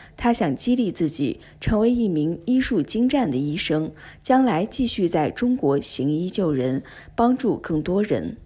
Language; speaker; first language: Chinese; native; Chinese